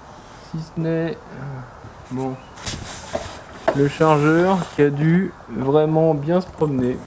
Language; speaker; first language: French; native; French